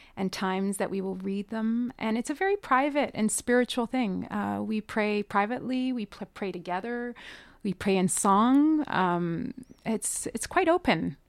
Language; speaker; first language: English; early bilingual, other home language; Persian